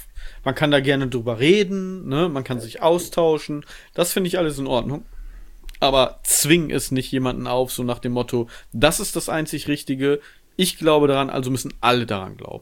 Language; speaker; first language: German; native; German